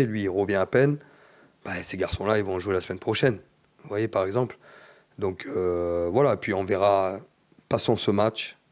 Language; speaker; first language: French; native; French